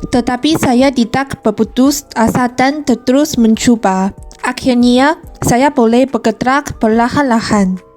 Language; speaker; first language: Malay; non-native, learner; Chinese